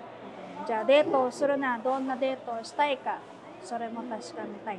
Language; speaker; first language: Japanese; non-native, fluent; Filipino